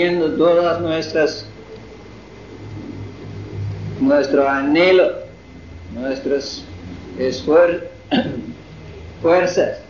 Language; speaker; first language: Spanish; non-native, fluent; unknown